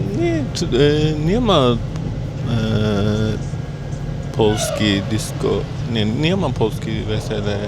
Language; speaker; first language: Polish; non-native, learner; Turkish